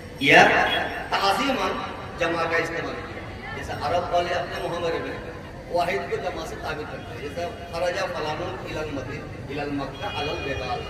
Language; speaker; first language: Urdu; native; Urdu